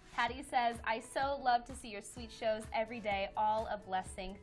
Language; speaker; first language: English; native; English